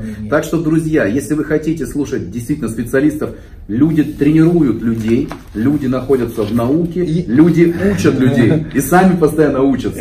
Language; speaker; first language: Russian; native; Russian